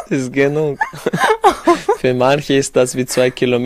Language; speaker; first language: German; non-native, fluent; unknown